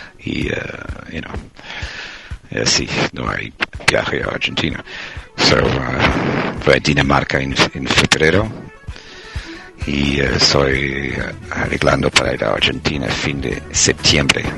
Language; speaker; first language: Spanish; non-native, learner; English